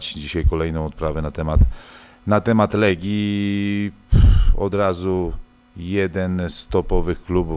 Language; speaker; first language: Polish; native; Polish